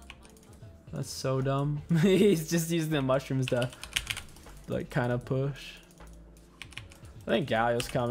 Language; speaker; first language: English; native; English